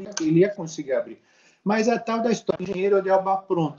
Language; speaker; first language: Portuguese; native; Portuguese